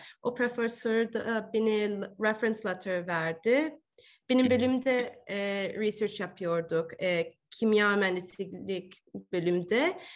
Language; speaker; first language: Turkish; early bilingual, heritage; Turkish